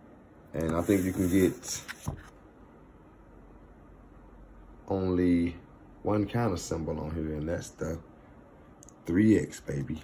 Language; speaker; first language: English; native; English